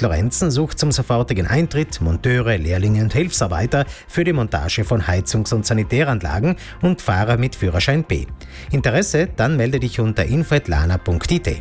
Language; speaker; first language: German; native; German